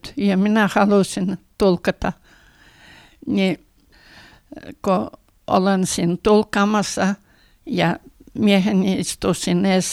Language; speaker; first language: Finnish; early bilingual, heritage; Finnish